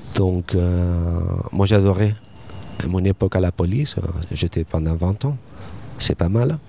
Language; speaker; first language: French; non-native, learner; Spanish